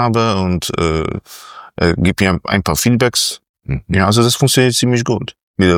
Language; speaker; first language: German; non-native, fluent; Polish